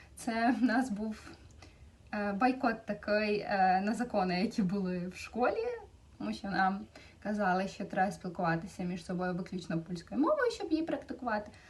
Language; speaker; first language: Ukrainian; native; Ukrainian